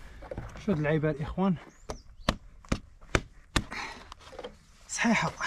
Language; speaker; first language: Arabic; native; Arabic